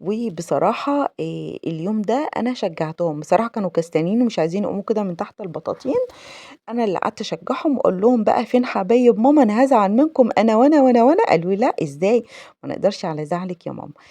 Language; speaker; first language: Arabic; native; Arabic